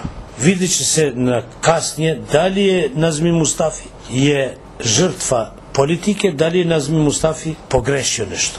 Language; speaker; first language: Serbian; non-native, local second language; Albanian